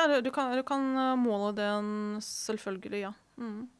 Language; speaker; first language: Norwegian; non-native, fluent; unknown